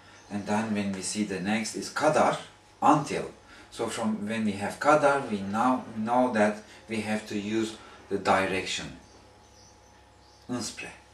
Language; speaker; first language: English; non-native, fluent; Turkish